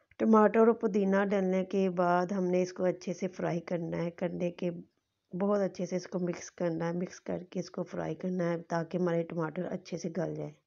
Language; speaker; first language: Urdu; non-native, local second language; Punjabi